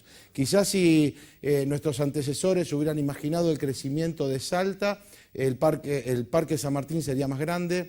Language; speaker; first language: Spanish; native; Spanish